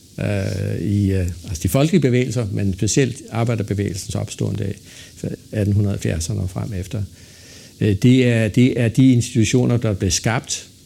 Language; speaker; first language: Danish; native; Danish